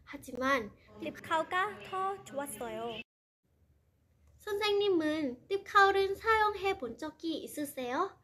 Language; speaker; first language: Korean; non-native, learner; Lao